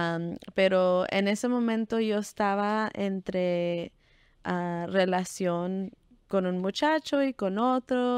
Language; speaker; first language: Spanish; early bilingual, heritage; Spanish